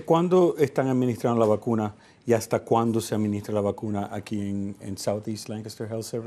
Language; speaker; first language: Spanish; native; Spanish